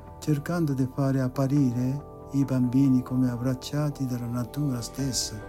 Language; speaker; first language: Italian; non-native, fluent; Japanese